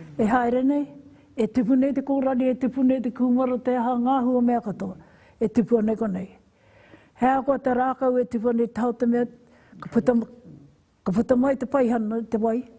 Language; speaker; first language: Māori; native; Māori